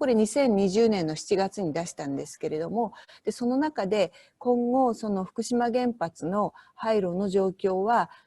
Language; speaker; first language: Japanese; native; Japanese